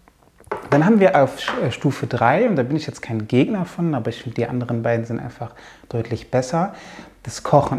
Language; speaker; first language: German; native; German